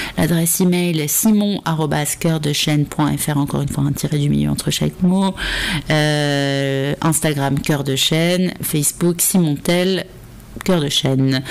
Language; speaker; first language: French; native; French